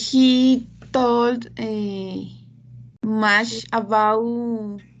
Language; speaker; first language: English; non-native, learner; Spanish